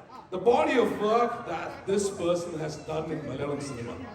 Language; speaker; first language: English; non-native, local second language; Malayalam